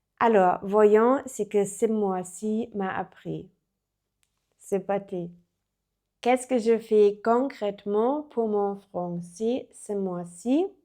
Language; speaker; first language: French; non-native, learner; German